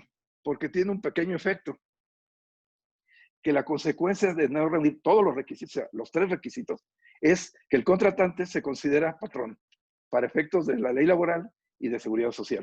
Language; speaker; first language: Spanish; native; Spanish